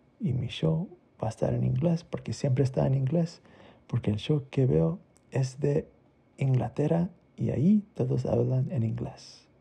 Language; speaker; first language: Spanish; early bilingual, heritage; Spanish